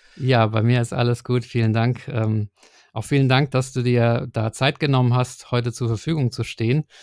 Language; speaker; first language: German; native; German